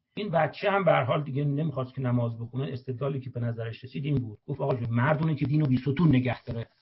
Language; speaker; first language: Persian; native; Persian